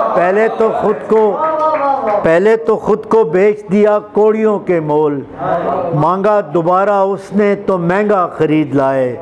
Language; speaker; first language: Urdu; non-native, local second language; Pahari-Potwari